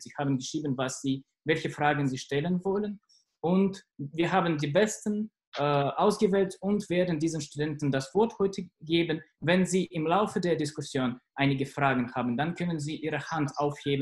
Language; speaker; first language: German; non-native, fluent; Russian